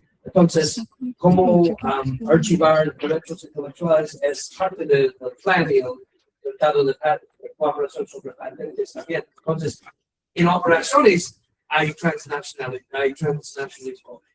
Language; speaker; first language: Spanish; non-native, learner; English